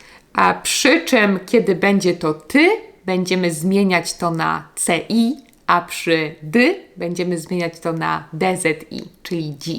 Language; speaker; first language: Polish; native; Polish